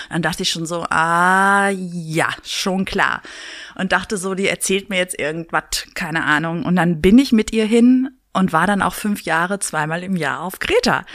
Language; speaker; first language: German; early bilingual, other home language; Greek